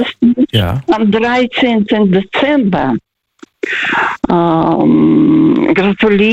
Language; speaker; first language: German; non-native, fluent; Russian